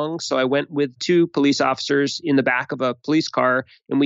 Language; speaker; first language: English; native; English